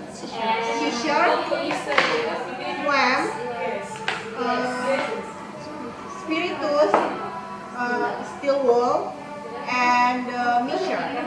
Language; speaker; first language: English; non-native, learner; Indonesian